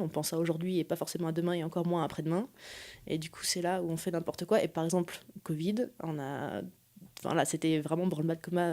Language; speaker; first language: French; native; French